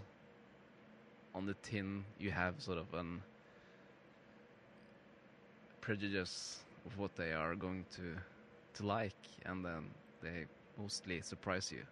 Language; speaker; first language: English; non-native, fluent; Norwegian